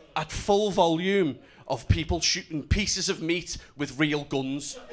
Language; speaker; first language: English; native; English